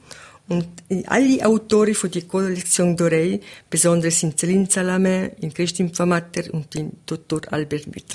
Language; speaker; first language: German; non-native, local second language; Italian